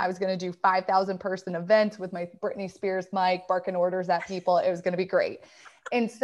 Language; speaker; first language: English; native; English